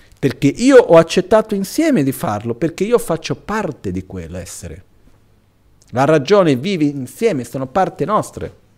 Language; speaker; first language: Italian; non-native, fluent; Portuguese